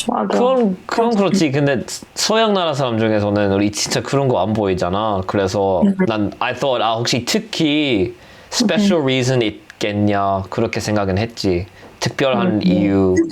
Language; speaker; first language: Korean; non-native, fluent; English